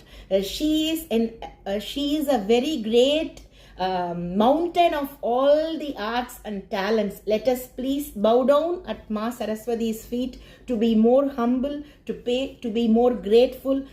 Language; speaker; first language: English; non-native, local second language; Tamil